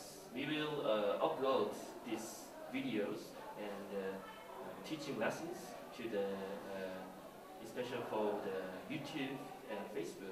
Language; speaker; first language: English; non-native, learner; Korean